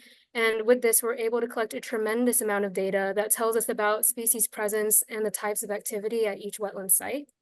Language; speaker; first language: English; native; English